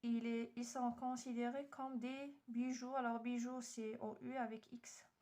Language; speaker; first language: French; non-native, local second language; Arabic